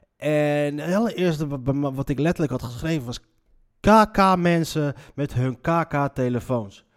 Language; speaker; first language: Dutch; early bilingual, other home language; Riffian